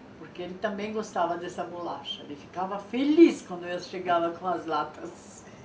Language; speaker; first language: Portuguese; non-native, fluent; French